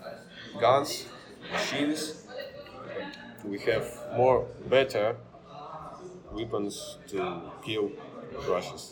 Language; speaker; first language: English; non-native, learner; Ukrainian